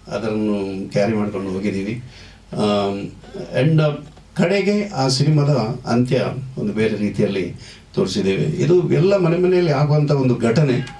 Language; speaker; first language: Kannada; non-native, local second language; Tulu